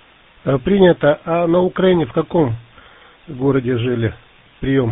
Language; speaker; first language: Russian; native; Russian